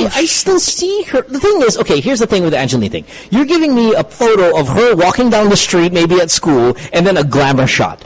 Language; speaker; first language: English; non-native, local second language; Filipino